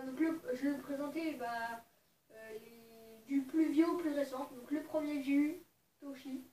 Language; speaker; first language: French; native; French